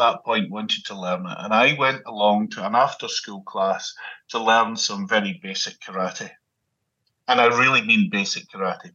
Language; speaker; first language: English; native; English